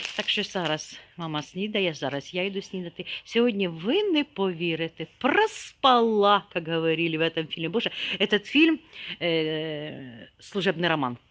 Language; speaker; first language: Ukrainian; non-native, local second language; Russian